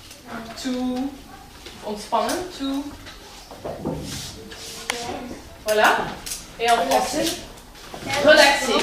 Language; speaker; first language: French; non-native, local second language; Dutch